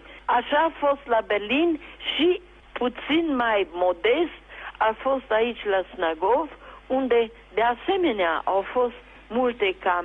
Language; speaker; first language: Romanian; non-native, local second language; German